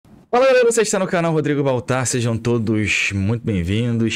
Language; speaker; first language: Portuguese; native; Portuguese